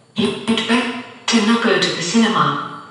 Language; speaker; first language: English; non-native, fluent; Indonesian